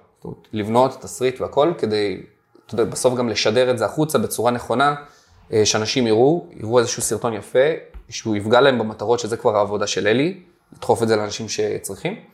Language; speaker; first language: Hebrew; native; Hebrew